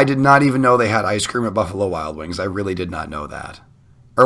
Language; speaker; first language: English; native; English